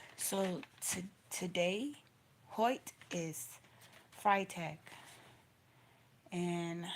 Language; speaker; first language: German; non-native, learner; English